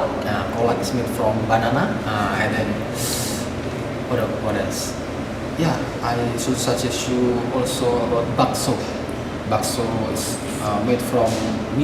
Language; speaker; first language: English; non-native, fluent; Indonesian